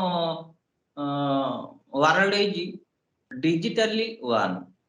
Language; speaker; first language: English; non-native, learner; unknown